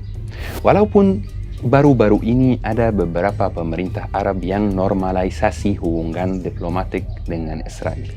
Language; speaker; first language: Indonesian; non-native, fluent; Arabic